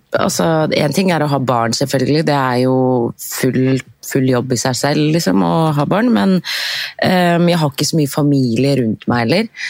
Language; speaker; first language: Norwegian; early bilingual, other home language; Arabic